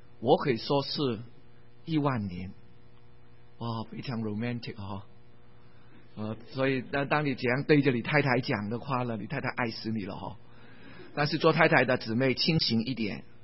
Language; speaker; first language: Chinese; non-native, local second language; Cantonese